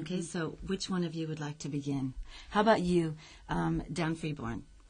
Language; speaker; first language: English; native; English